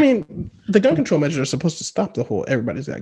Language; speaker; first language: English; native; English